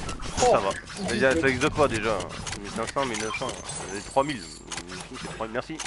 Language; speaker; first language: French; native; French